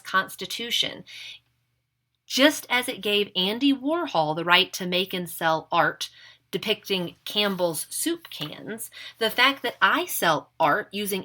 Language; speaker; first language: English; native; English